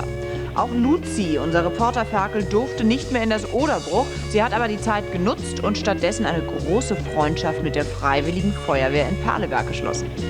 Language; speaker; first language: German; native; German